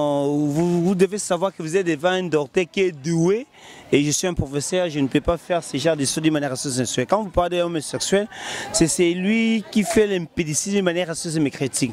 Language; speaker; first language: French; non-native, local second language; Lingala